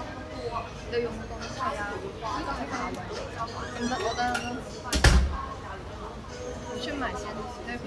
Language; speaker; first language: Chinese; non-native, local second language; Cantonese